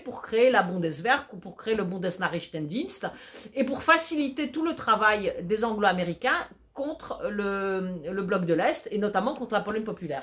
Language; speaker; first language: French; early bilingual, other home language; Polish